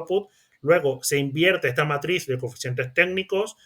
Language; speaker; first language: Spanish; native; Spanish